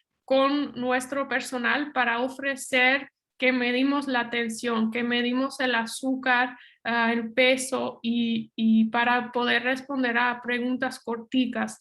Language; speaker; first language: Spanish; non-native, fluent; Dutch